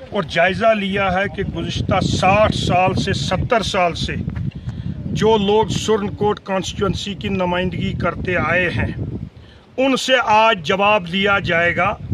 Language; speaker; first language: Urdu; non-native, local second language; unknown